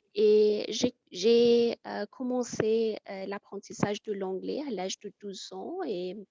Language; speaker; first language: French; non-native, fluent; Persian